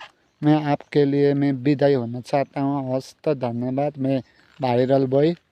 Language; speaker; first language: Hindi; non-native, learner; Nepali